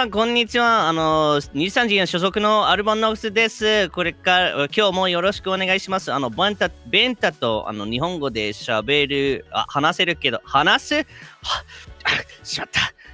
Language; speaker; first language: Japanese; non-native, fluent; English